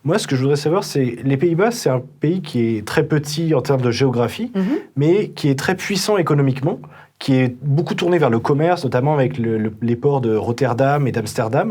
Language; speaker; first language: French; native; French